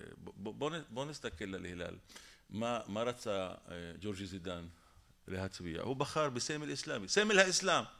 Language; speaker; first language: Hebrew; non-native, local second language; Arabic